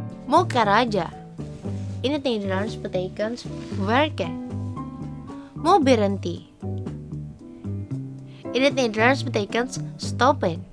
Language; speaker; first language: Dutch; non-native, learner; Indonesian